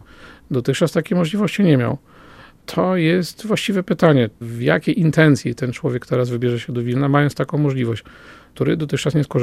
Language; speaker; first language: Polish; native; Polish